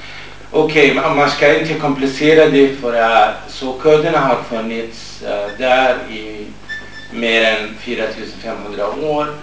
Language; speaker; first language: Swedish; non-native, fluent; Kurdish